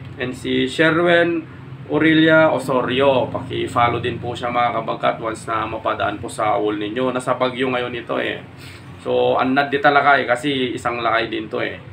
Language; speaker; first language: Filipino; non-native, local second language; Iloko